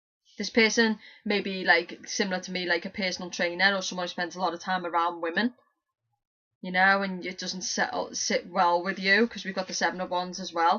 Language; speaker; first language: English; native; English